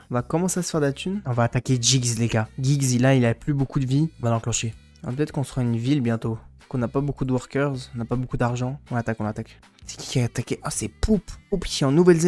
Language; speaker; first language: French; native; French